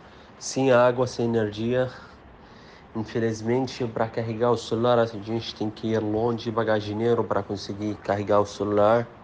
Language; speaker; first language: Portuguese; non-native, fluent; Arabic